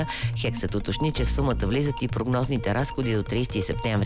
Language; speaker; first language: Bulgarian; native; Bulgarian